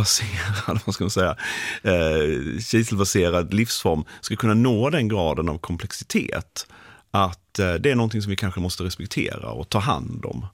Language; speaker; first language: Swedish; native; Swedish